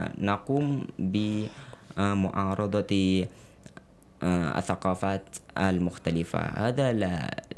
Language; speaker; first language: Arabic; non-native, fluent; Indonesian